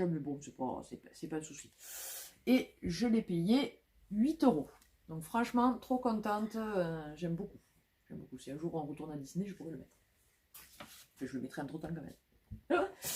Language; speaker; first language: French; native; French